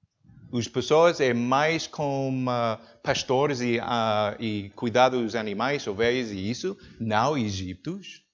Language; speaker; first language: Portuguese; non-native, learner; English